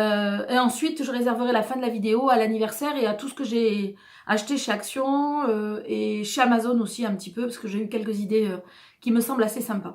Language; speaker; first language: French; native; French